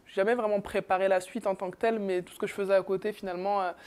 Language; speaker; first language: French; native; French